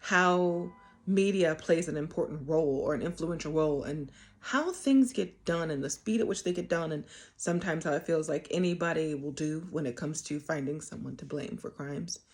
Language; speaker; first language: English; native; English